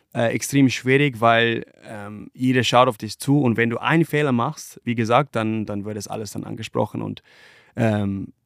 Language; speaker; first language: German; non-native, fluent; English